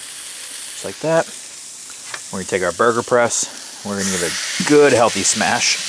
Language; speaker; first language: English; native; English